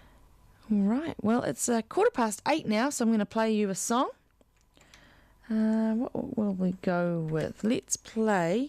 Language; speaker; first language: English; native; English